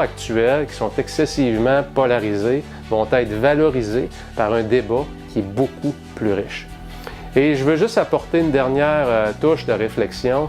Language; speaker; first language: French; native; French